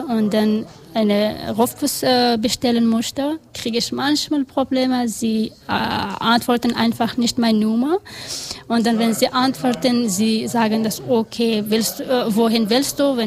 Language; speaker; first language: German; non-native, learner; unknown